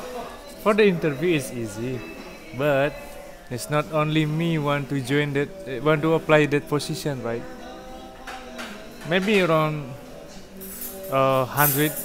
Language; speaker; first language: English; non-native, learner; Indonesian